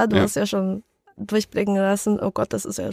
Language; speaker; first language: German; early bilingual, other home language; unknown